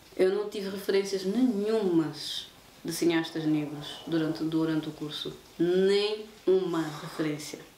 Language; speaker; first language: Portuguese; non-native, local second language; Kabuverdianu